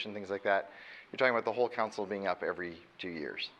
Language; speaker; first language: English; native; English